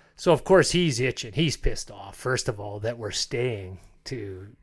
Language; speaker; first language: English; native; English